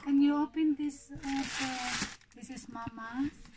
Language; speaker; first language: English; non-native, fluent; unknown